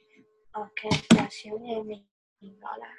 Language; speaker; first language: English; non-native, learner; Vietnamese